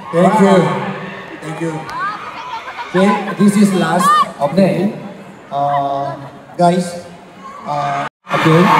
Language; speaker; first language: English; non-native, learner; Korean